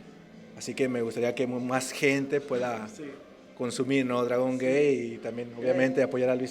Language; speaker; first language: Spanish; native; Spanish